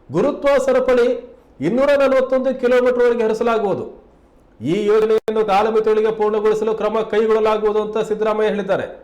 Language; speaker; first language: Kannada; native; Kannada